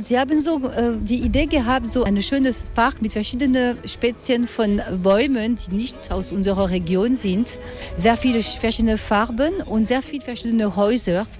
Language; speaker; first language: German; non-native, fluent; French